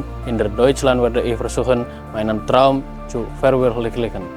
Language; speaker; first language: German; non-native, learner; Indonesian